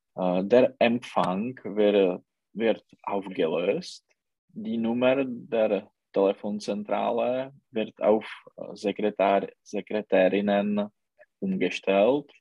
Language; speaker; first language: German; non-native, learner; Czech